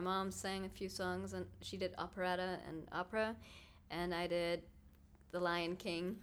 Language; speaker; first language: English; non-native, fluent; German